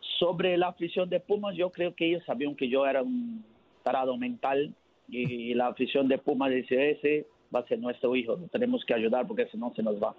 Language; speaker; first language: Spanish; non-native, fluent; Portuguese